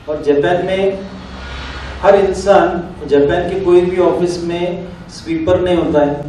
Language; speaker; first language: Hindi; non-native, local second language; Marathi